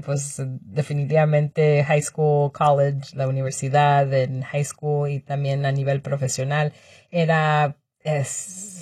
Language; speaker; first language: Spanish; early bilingual, heritage; Spanish